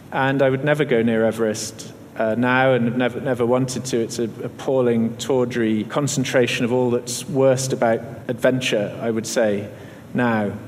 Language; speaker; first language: English; native; English